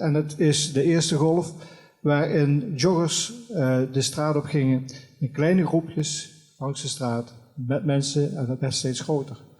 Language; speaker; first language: Dutch; native; Dutch